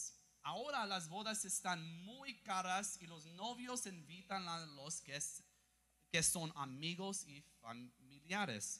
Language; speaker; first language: Spanish; early bilingual, heritage; English